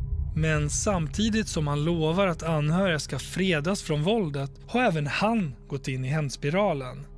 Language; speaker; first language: Swedish; native; Swedish